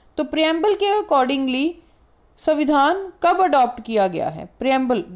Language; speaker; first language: Hindi; non-native, local second language; Punjabi